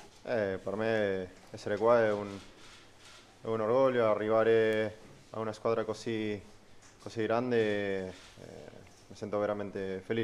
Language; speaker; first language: Italian; non-native, fluent; Spanish